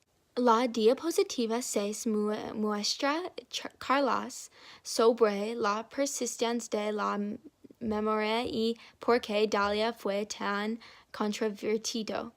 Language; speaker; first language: Spanish; non-native, learner; English